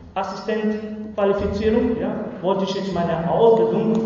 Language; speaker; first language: German; non-native, learner; Romany